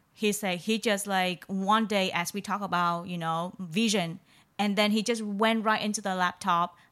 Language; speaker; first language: English; non-native, fluent; Vietnamese